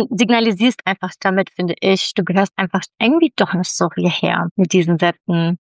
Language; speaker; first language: German; early bilingual, other home language; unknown